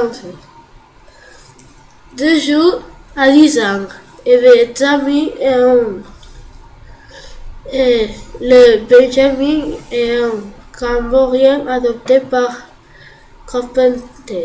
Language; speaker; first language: French; non-native, learner; Catalan